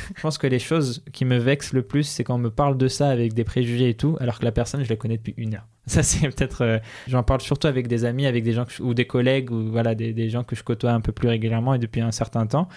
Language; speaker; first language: French; native; French